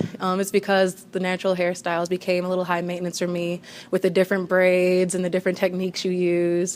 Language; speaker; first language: English; native; English